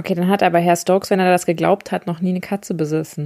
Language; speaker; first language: German; native; German